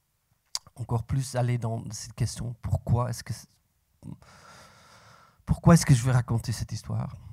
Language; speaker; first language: French; non-native, local second language; Dutch